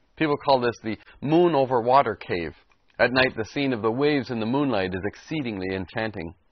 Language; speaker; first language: English; native; English